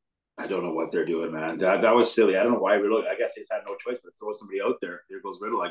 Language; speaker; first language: English; native; English